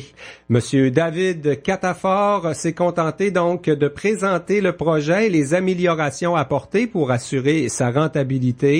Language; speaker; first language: French; native; French